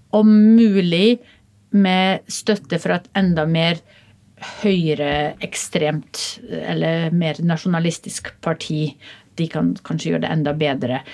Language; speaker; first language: Norwegian; early bilingual, other home language; Polish